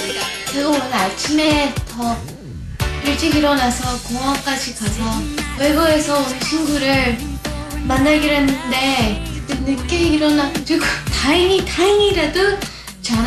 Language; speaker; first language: Korean; early bilingual, heritage; Korean